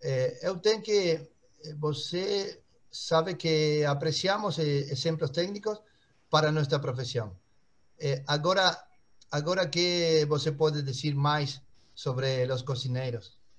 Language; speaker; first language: Portuguese; non-native, learner; Spanish